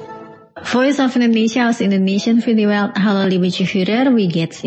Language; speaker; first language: German; non-native, learner; Indonesian